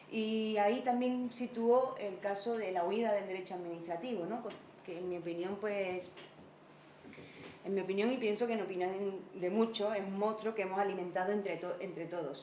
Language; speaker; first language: Spanish; native; Spanish